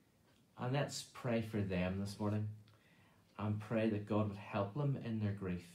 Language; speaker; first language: English; native; English